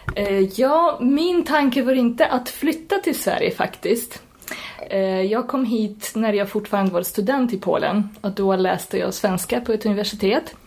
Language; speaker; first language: Swedish; non-native, fluent; Polish